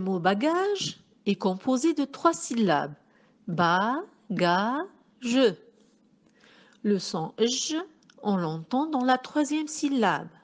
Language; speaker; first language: French; non-native, local second language; Arabic